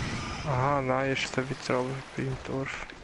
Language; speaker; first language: German; native; German